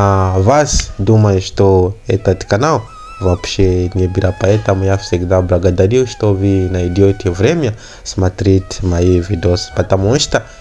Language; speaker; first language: Russian; non-native, learner; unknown